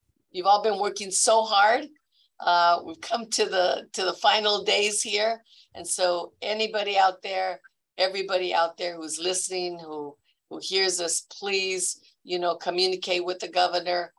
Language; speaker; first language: English; early bilingual, other home language; Spanish